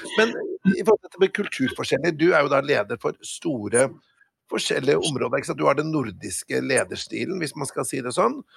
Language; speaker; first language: Norwegian; native; Norwegian